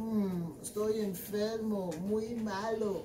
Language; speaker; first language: Spanish; non-native, learner; English